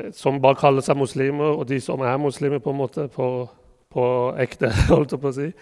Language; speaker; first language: Norwegian; non-native, fluent; Persian